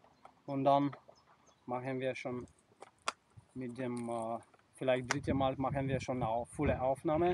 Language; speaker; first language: German; non-native, learner; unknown